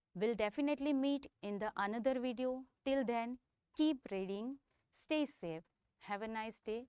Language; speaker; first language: English; non-native, local second language; Gujarati